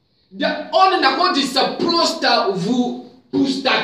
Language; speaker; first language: Russian; non-native, fluent; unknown